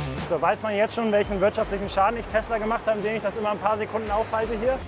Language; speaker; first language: German; native; German